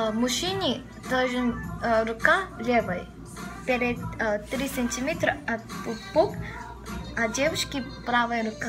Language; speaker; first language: Russian; non-native, learner; Korean